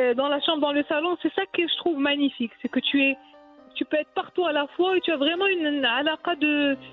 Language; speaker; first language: French; non-native, local second language; Arabic